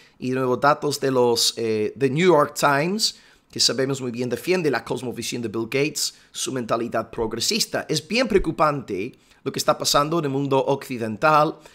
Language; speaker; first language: Spanish; non-native, fluent; English